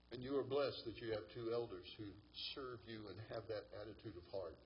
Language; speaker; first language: English; native; English